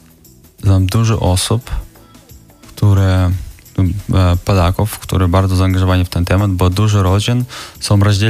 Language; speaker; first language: Polish; non-native, fluent; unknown